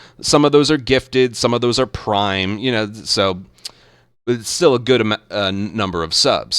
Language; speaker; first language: English; native; English